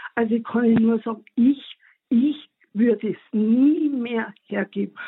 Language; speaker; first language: German; native; German